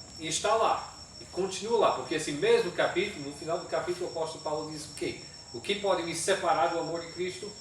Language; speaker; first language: Portuguese; non-native, fluent; English